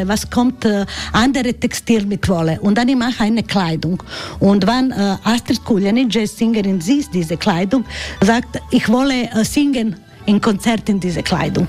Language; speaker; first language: German; non-native, learner; Croatian